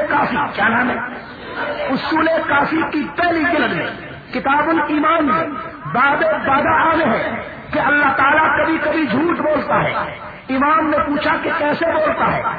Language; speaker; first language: Urdu; native; Urdu